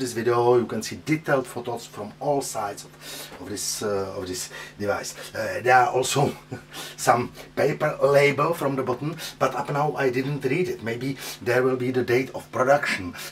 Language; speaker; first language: English; non-native, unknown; Czech